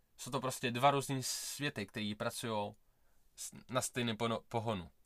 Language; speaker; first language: Czech; early bilingual, other home language; Russian